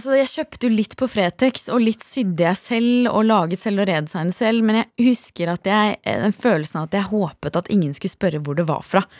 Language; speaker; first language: Norwegian; native; Norwegian